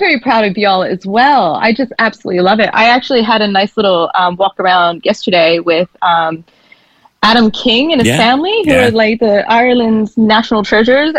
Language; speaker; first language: English; native; English